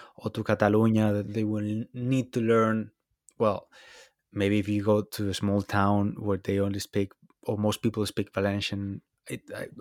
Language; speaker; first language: English; non-native, fluent; Spanish